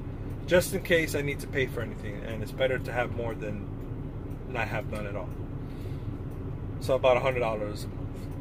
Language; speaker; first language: English; native; English